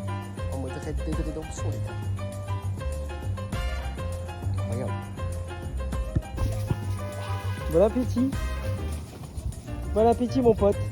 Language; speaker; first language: French; native; French